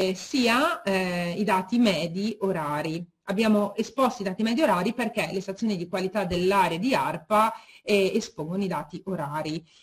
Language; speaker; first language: Italian; native; Italian